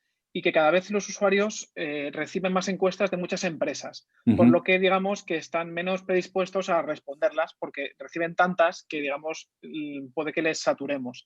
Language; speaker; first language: Spanish; native; Spanish